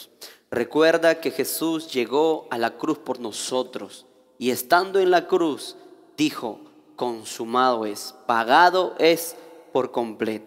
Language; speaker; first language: Spanish; native; Spanish